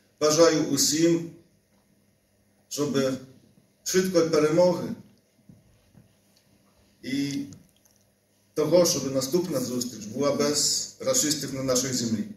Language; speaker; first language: Ukrainian; non-native, fluent; Polish